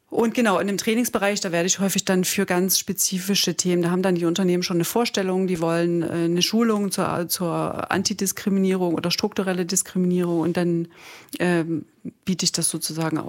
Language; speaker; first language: German; native; German